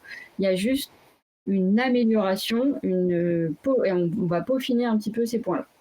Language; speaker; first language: French; native; French